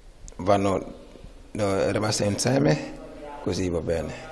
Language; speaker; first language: Italian; non-native, learner; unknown